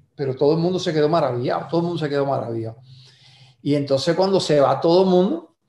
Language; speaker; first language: Spanish; native; Spanish